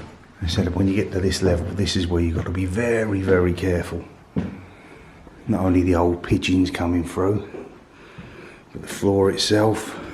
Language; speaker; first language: English; native; English